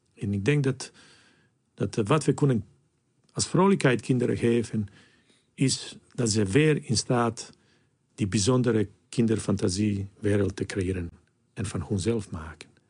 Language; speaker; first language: Dutch; non-native, fluent; Bosnian